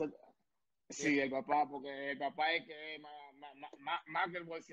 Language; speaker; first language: Spanish; native; Spanish